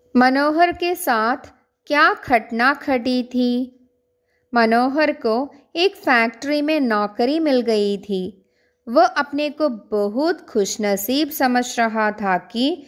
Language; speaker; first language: Hindi; non-native, local second language; Malayalam